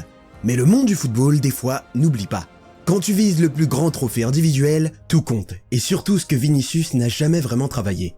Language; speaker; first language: French; native; French